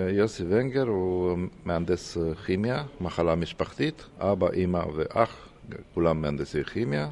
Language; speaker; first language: Hebrew; non-native, fluent; Romanian